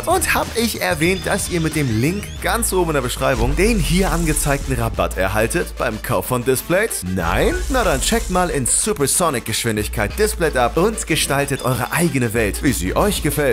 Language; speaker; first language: German; native; German